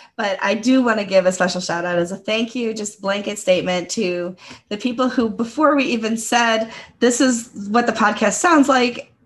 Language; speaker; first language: English; native; English